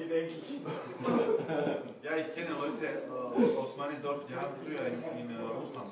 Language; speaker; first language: German; non-native, learner; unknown